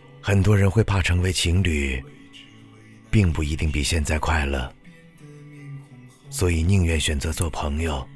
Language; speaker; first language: Chinese; native; Chinese